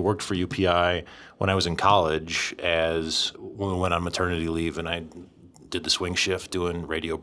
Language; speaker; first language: English; native; English